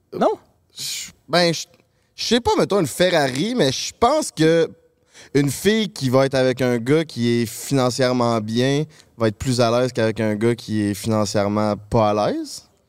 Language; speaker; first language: French; native; French